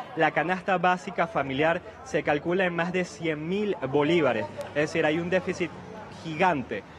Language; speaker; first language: Spanish; native; Spanish